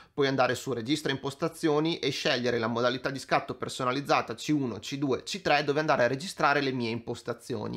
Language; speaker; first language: Italian; native; Italian